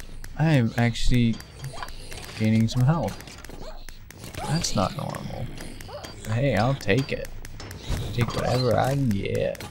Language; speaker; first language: English; native; English